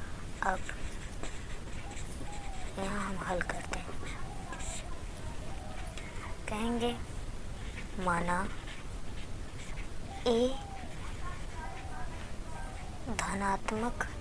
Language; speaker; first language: Hindi; native; Hindi